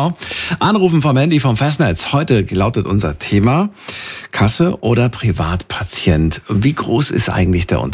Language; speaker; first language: German; native; German